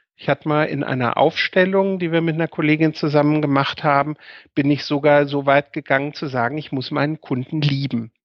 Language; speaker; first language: German; native; German